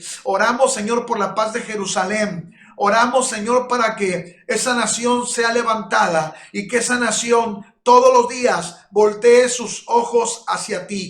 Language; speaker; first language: Spanish; native; Spanish